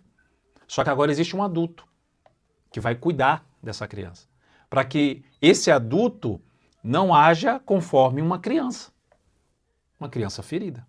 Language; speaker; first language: Portuguese; native; Portuguese